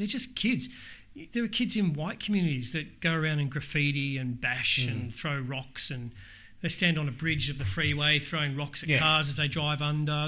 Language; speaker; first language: English; native; English